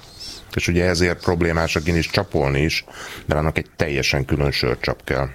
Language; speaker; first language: Hungarian; native; Hungarian